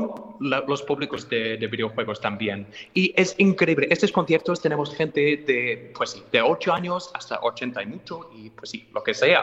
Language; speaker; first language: Spanish; non-native, fluent; English